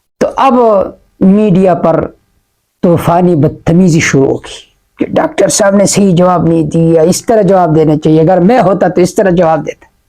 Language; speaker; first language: Urdu; non-native, local second language; Pashto